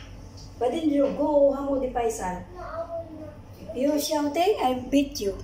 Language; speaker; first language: English; non-native, learner; Filipino